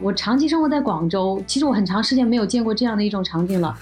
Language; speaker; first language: Chinese; native; Chinese